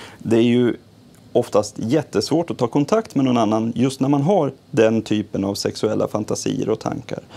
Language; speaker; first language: Swedish; native; Swedish